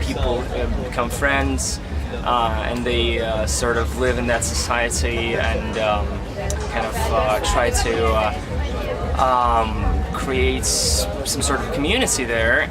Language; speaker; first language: English; non-native, fluent; Russian